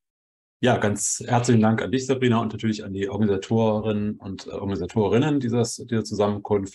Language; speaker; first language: German; native; German